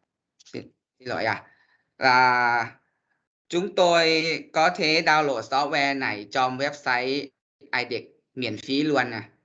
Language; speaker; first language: Vietnamese; non-native, learner; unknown